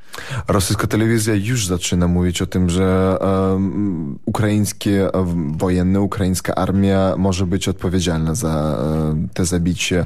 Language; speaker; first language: Polish; non-native, fluent; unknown